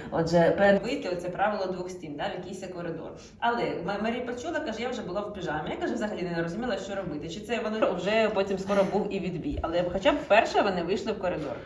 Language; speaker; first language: French; non-native, learner; Ukrainian